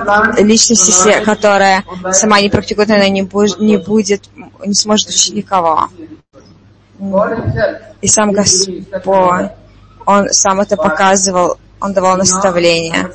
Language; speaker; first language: Russian; non-native, fluent; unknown